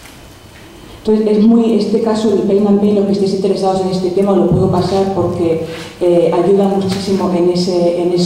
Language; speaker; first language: Spanish; native; Spanish